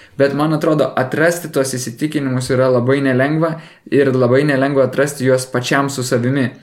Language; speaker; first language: Lithuanian; native; Lithuanian